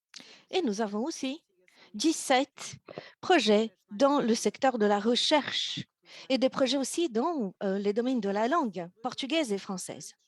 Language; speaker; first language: French; non-native, fluent; Portuguese